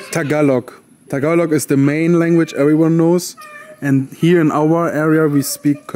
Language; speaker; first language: English; non-native, learner; German